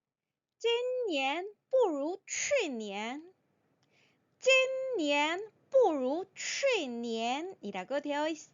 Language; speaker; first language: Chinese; non-native, fluent; Korean